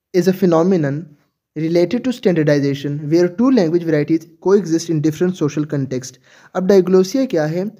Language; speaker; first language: Urdu; native; Urdu